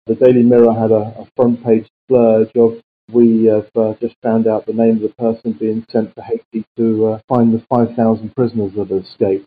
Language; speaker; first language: English; native; English